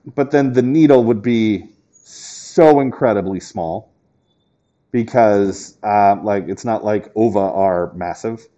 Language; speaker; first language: English; native; English